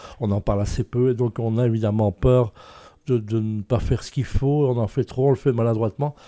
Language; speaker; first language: French; native; French